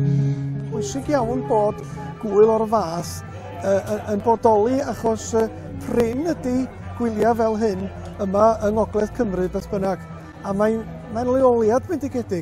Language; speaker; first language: Welsh; native; Welsh